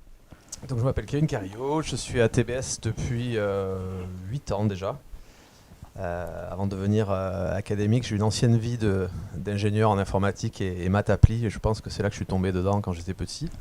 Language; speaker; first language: French; native; French